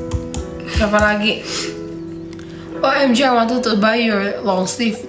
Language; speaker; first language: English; non-native, fluent; Indonesian